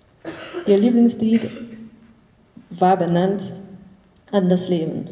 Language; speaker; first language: German; non-native, learner; English